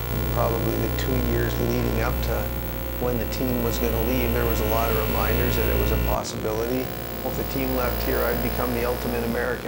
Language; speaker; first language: English; native; English